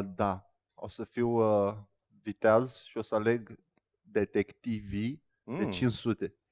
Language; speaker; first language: Romanian; native; Romanian